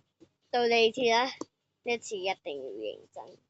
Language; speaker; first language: Chinese; native; Chinese